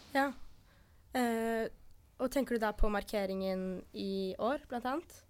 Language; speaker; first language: Norwegian; native; Norwegian